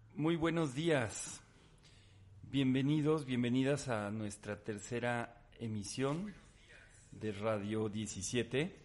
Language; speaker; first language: Spanish; native; Spanish